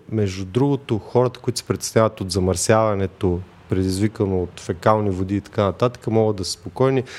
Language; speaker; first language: Bulgarian; native; Bulgarian